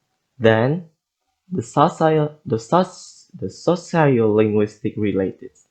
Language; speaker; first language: English; non-native, learner; Indonesian